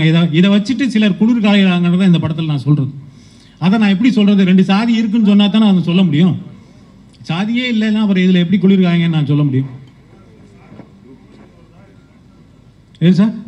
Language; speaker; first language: Tamil; native; Tamil